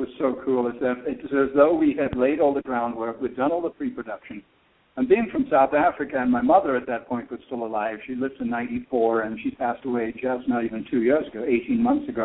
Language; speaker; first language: English; native; English